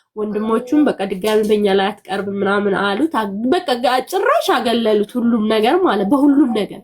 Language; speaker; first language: Amharic; non-native, local second language; Sebat Bet Gurage